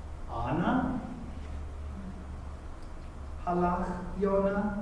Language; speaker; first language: Hebrew; non-native, fluent; English